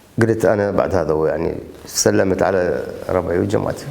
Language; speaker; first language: Arabic; native; Arabic